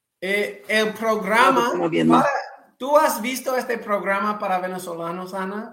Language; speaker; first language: Spanish; non-native, fluent; English